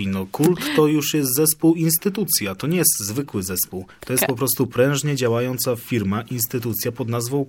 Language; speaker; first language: Polish; native; Polish